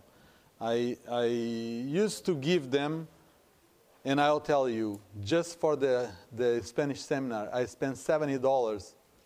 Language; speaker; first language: English; non-native, fluent; Portuguese